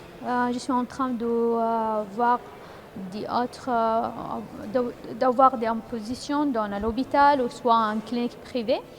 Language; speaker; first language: French; non-native, fluent; Arabic